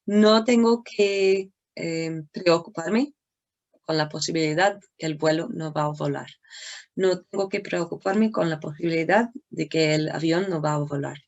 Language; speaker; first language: Spanish; non-native, learner; English